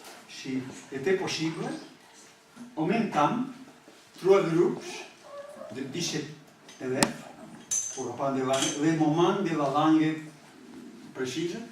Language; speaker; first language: French; non-native, learner; Catalan